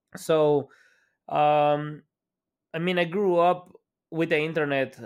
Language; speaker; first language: English; non-native, fluent; Spanish